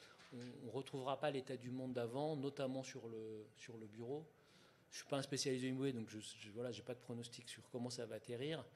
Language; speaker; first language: French; native; French